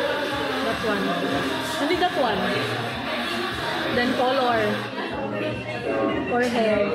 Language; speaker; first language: English; non-native, learner; Cebuano